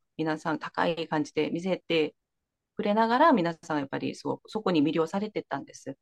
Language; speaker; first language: Japanese; non-native, fluent; Korean